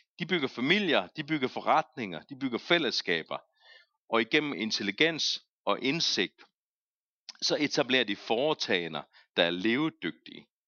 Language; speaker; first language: Danish; native; Danish